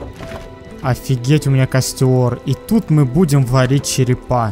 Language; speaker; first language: Russian; native; Russian